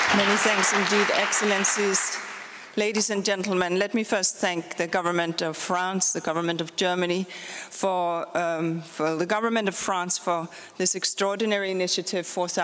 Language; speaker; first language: English; non-native, fluent; Danish